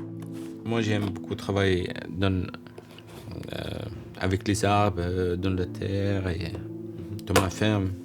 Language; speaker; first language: French; non-native, learner; Arabic